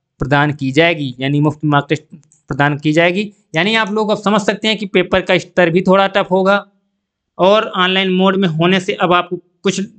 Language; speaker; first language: Hindi; native; Hindi